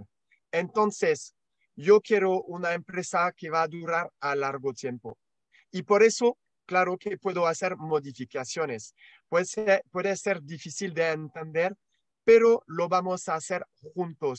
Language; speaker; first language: Spanish; non-native, learner; French